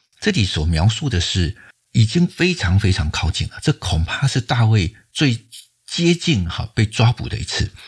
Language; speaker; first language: Chinese; native; Chinese